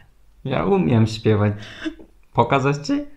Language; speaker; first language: Polish; non-native, fluent; Turkish